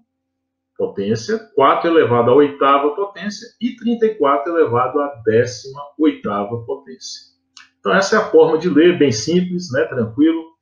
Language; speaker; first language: Portuguese; native; Portuguese